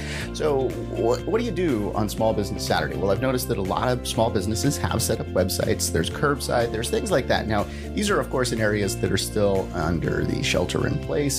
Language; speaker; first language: English; native; English